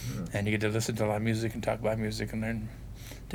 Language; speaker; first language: English; native; English